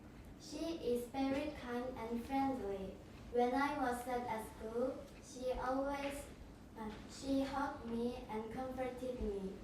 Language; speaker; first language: English; non-native, learner; Korean